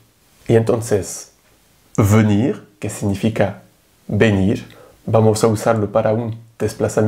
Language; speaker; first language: Spanish; non-native, fluent; French